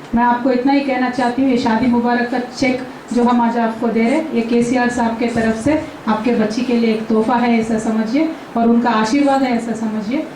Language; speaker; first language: Hindi; non-native, local second language; Telugu